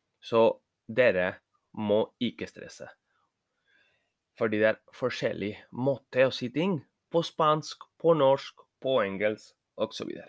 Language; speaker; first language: Norwegian; non-native, learner; Spanish